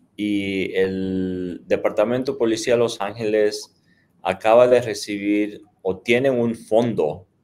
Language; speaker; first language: Spanish; native; Spanish